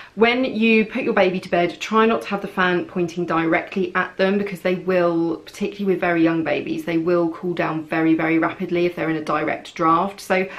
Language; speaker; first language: English; native; English